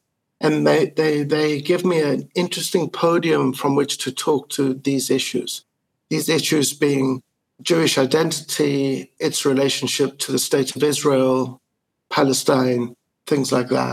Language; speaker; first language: English; native; English